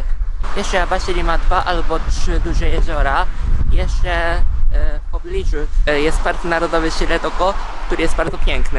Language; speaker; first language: Polish; non-native, fluent; Japanese